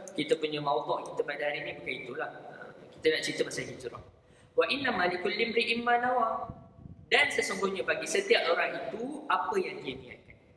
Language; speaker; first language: Malay; native; Malay